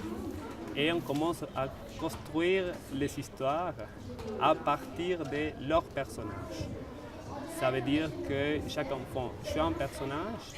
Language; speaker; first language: French; non-native, fluent; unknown